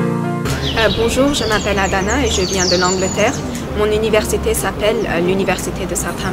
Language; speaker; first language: French; non-native, fluent; English